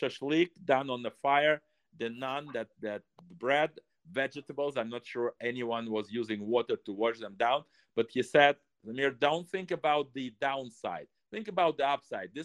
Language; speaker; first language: English; non-native, fluent; Russian